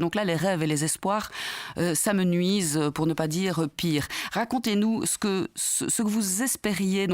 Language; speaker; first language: French; native; French